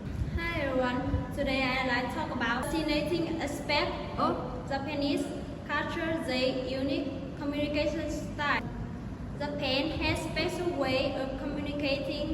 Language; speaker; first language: English; non-native, learner; Vietnamese